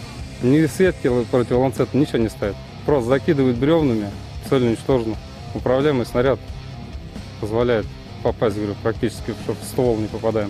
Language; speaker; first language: Russian; native; Russian